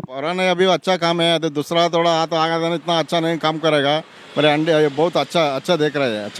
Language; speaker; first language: Hindi; non-native, local second language; Kannada